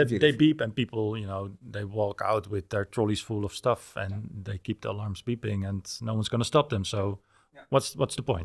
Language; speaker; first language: English; non-native, fluent; Dutch